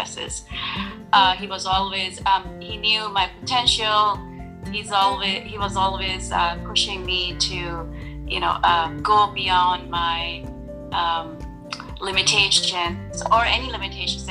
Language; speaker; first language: English; non-native, local second language; Urdu